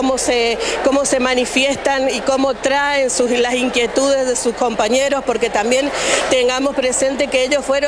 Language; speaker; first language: Spanish; native; Spanish